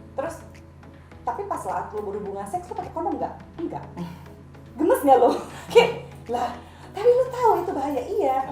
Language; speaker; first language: Indonesian; native; Indonesian